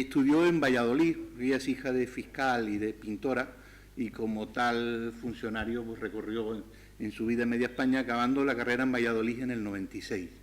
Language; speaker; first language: Spanish; native; Spanish